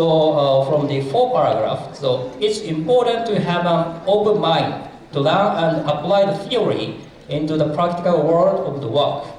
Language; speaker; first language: English; non-native, fluent; Japanese